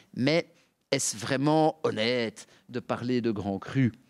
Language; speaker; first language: French; native; French